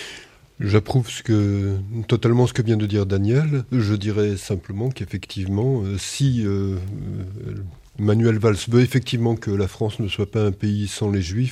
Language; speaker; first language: French; native; French